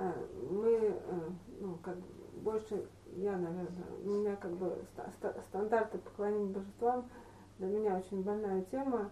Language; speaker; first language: Russian; native; Russian